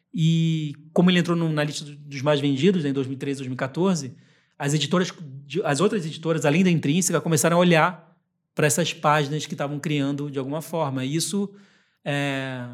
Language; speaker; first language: Portuguese; early bilingual, heritage; Portuguese